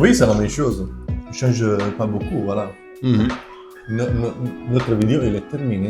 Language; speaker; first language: French; non-native, fluent; Italian